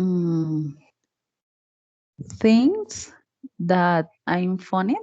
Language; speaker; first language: English; non-native, learner; Spanish